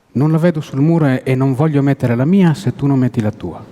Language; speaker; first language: Italian; non-native, fluent; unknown